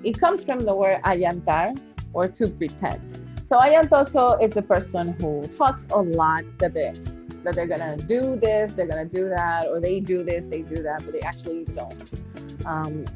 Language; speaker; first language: English; non-native, fluent; Spanish